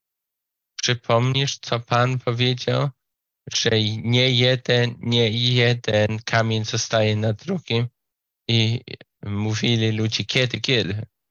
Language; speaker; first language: Polish; non-native, learner; Slovak